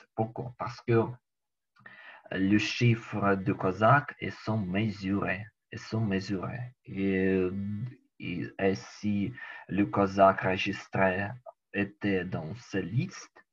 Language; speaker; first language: French; non-native, learner; Ukrainian